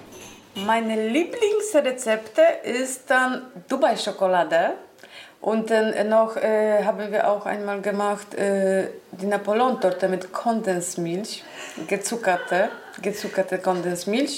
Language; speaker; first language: German; non-native, learner; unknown